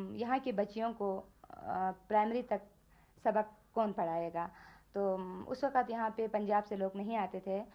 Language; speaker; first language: Urdu; non-native, local second language; Balti